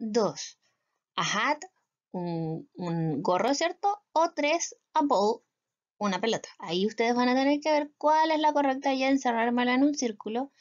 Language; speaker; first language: Spanish; native; Spanish